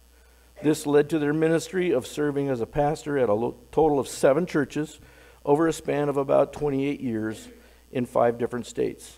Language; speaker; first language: English; native; English